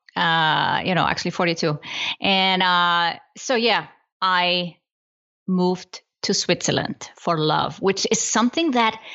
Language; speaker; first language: English; non-native, fluent; Icelandic